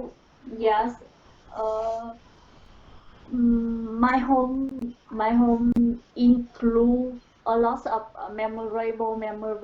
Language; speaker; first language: English; non-native, learner; Vietnamese